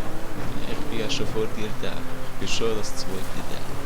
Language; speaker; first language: German; native; German